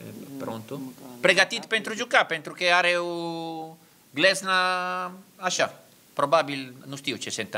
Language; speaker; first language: Romanian; non-native, learner; Italian